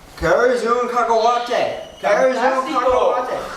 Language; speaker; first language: Spanish; non-native, learner; English